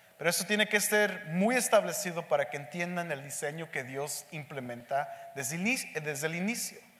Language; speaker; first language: Spanish; early bilingual, heritage; Spanish